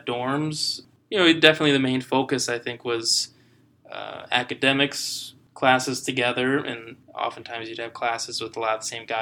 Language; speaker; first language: English; native; English